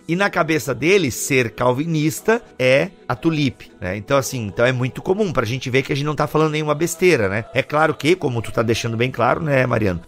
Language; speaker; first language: Portuguese; native; Portuguese